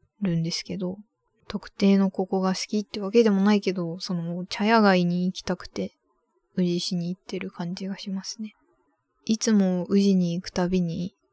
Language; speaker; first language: Japanese; native; Japanese